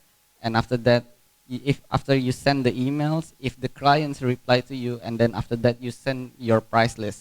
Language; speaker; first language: English; non-native, fluent; Indonesian